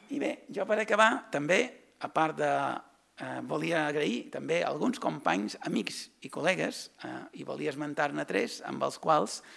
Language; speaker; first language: Catalan; native; Catalan